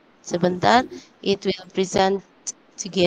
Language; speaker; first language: English; non-native, learner; Indonesian